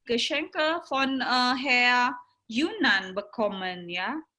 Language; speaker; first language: German; non-native, learner; Indonesian